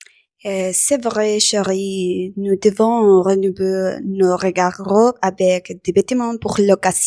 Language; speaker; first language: French; non-native, learner; Spanish